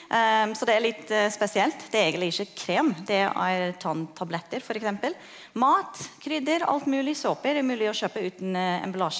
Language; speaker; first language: Norwegian; non-native, fluent; English